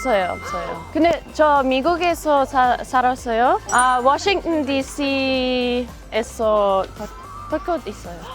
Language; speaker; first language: Korean; non-native, learner; German